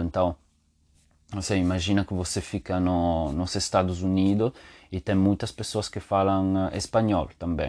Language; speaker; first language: Portuguese; non-native, learner; Spanish